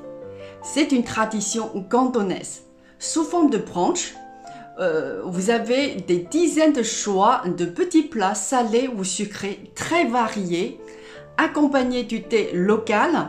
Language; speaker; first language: French; non-native, fluent; Chinese